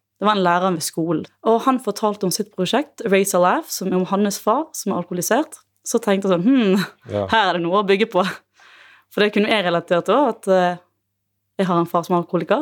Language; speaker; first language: Norwegian; native; Norwegian